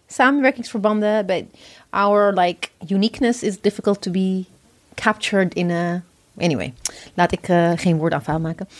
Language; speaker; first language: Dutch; non-native, fluent; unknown